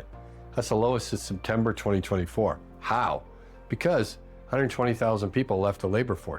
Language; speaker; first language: English; native; English